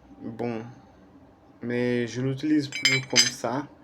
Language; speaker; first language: French; non-native, fluent; Portuguese